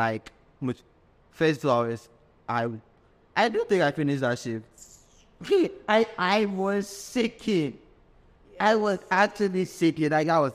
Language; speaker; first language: English; non-native, local second language; Akan